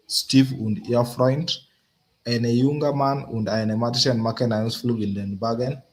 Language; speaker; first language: German; non-native, learner; Swahili